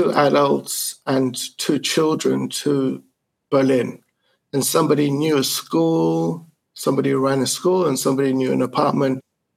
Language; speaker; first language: English; native; English